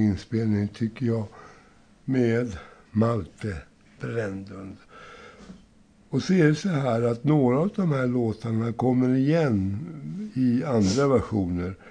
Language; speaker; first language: Swedish; native; Swedish